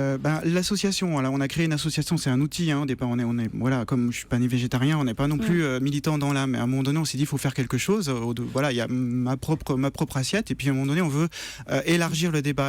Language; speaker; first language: French; native; French